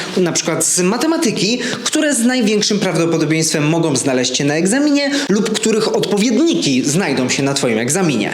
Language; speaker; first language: Polish; native; Polish